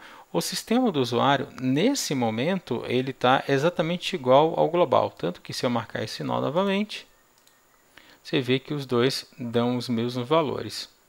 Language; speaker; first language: Portuguese; native; Portuguese